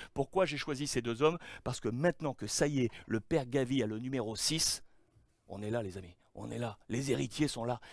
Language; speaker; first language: French; native; French